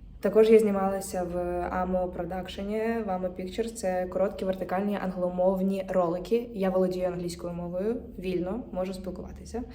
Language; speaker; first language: Ukrainian; native; Ukrainian